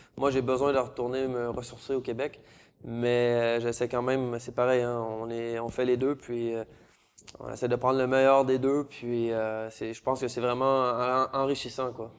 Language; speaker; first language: French; native; French